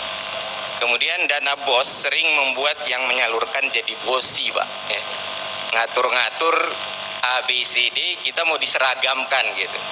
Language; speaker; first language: Indonesian; native; Indonesian